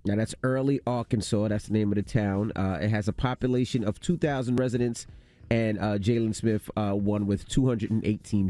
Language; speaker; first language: English; native; English